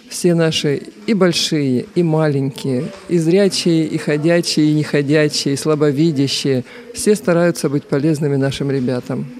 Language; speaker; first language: Russian; native; Russian